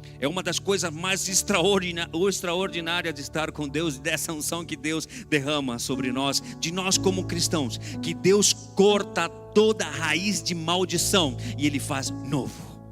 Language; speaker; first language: Portuguese; non-native, fluent; Spanish